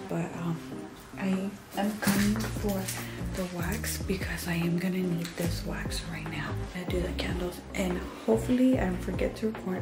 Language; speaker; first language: English; early bilingual, other home language; Spanish